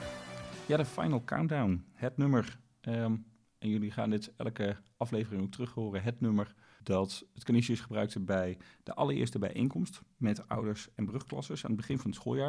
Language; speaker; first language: Dutch; native; Dutch